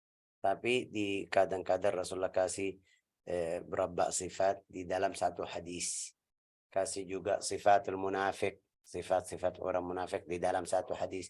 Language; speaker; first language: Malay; non-native, learner; Arabic